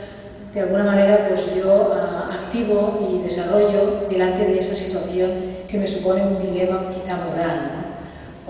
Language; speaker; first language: Spanish; native; Spanish